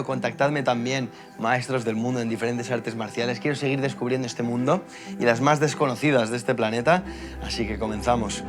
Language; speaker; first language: Spanish; native; Spanish